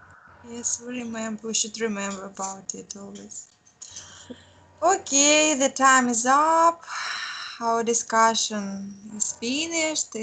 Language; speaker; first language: English; non-native, learner; Russian